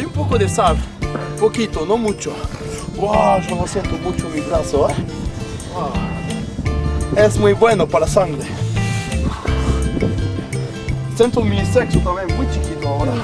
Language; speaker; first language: Spanish; non-native, learner; French